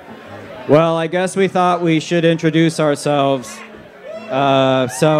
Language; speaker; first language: English; native; English